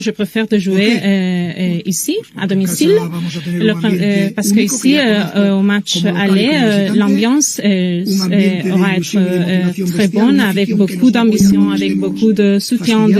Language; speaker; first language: French; non-native, fluent; Spanish